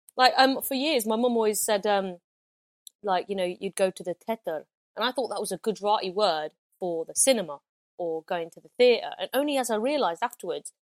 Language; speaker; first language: English; native; English